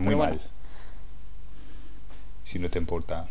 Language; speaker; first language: Spanish; non-native, fluent; English